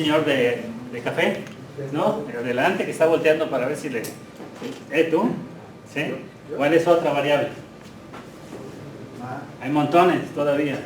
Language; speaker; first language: Spanish; native; Spanish